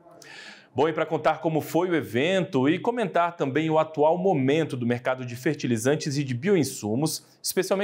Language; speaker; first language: Portuguese; native; Portuguese